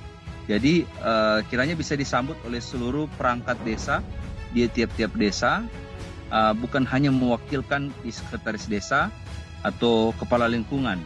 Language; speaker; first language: Indonesian; non-native, local second language; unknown